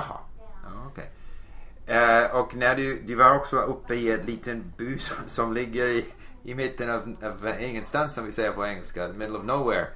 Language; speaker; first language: Swedish; non-native, fluent; English